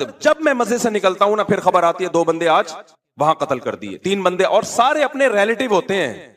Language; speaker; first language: Urdu; native; Urdu